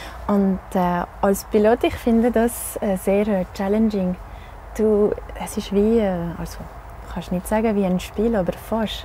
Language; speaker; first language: German; non-native, local second language; French